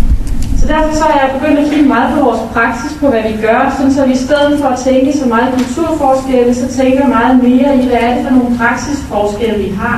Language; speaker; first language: Danish; native; Danish